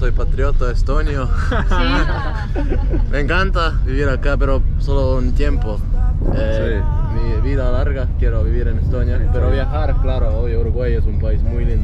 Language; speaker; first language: Spanish; non-native, fluent; Estonian